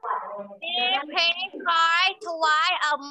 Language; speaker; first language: English; non-native, learner; Thai